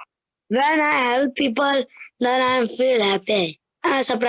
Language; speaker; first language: English; non-native, learner; Hindi